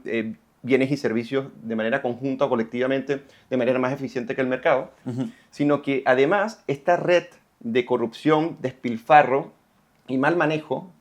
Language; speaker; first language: Spanish; native; Spanish